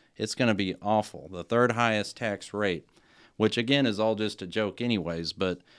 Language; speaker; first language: English; native; English